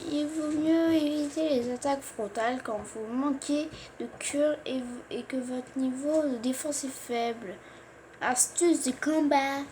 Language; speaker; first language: French; native; French